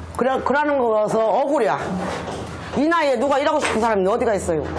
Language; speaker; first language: Korean; native; Korean